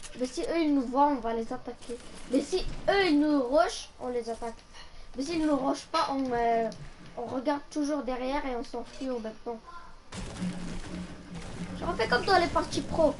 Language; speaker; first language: French; native; French